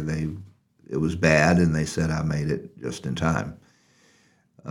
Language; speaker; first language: English; native; English